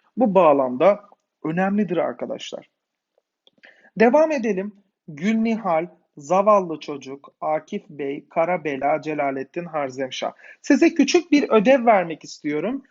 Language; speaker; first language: Turkish; native; Turkish